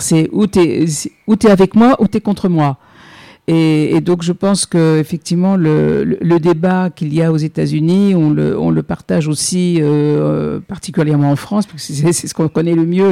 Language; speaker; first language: French; native; French